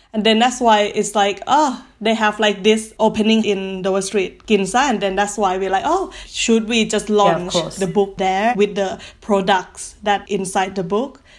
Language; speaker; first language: English; non-native, learner; Thai